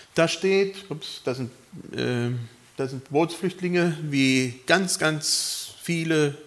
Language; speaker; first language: German; early bilingual, other home language; Spanish